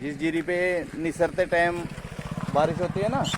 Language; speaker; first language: Hindi; non-native, local second language; Punjabi